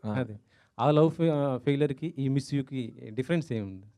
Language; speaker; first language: Telugu; native; Telugu